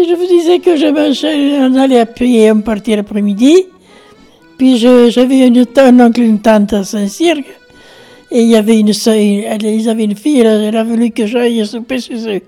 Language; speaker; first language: French; native; French